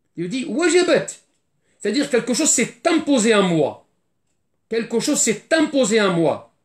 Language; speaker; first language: French; non-native, fluent; Arabic